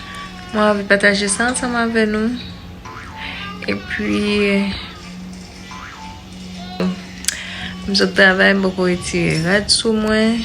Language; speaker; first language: French; non-native, learner; Haitian Creole